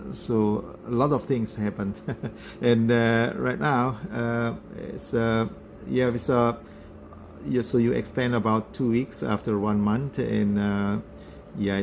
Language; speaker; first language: English; non-native, learner; Indonesian